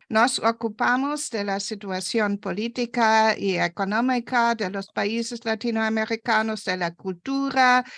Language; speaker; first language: Spanish; non-native, fluent; German